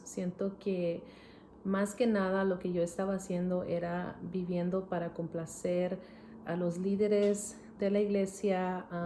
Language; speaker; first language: Spanish; early bilingual, heritage; Spanish